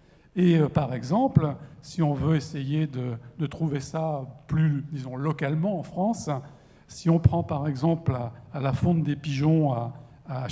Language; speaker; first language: French; native; French